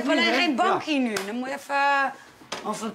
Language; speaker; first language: Dutch; native; Dutch